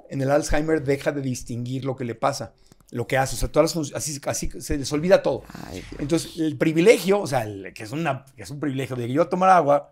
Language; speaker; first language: Spanish; native; Spanish